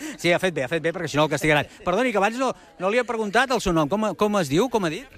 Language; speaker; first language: Catalan; native; Catalan